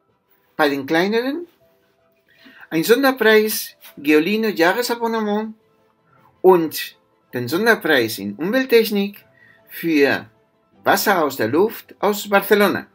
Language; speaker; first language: German; non-native, fluent; Spanish